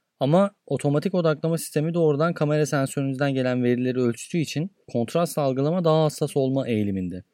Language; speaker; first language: Turkish; native; Turkish